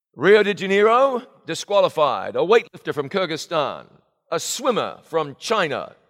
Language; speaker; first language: English; native; English